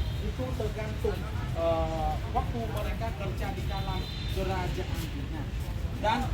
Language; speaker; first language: Indonesian; non-native, fluent; Vietnamese